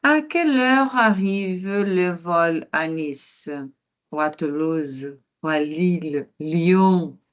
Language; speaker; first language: French; non-native, fluent; Portuguese